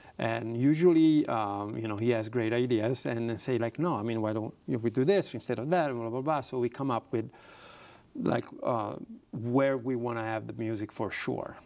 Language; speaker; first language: English; non-native, fluent; Italian